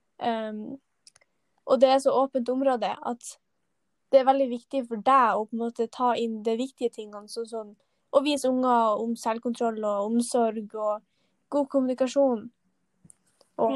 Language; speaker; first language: Norwegian; native; Norwegian